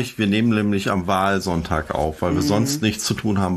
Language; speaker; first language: German; native; German